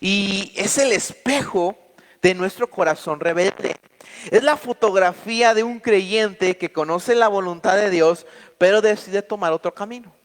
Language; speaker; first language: Spanish; native; Spanish